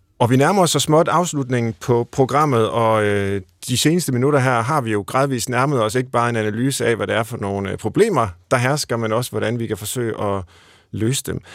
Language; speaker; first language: Danish; native; Danish